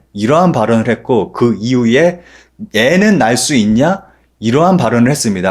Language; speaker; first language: Korean; native; Korean